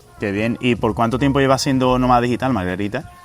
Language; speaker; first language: Spanish; native; Spanish